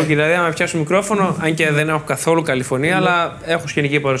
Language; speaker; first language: Greek; native; Greek